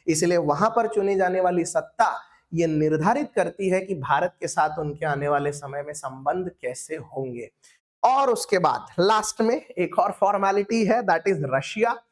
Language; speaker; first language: Hindi; non-native, local second language; Marathi